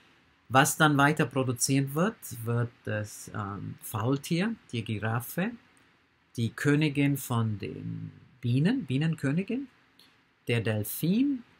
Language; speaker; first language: German; non-native, fluent; English